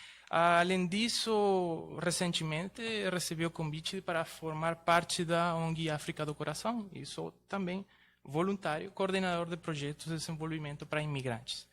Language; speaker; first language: Portuguese; non-native, fluent; Spanish